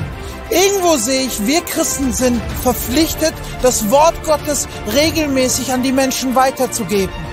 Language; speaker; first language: German; non-native, fluent; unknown